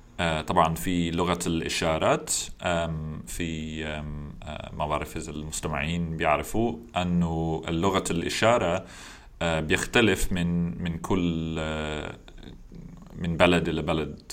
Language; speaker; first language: Arabic; non-native, fluent; English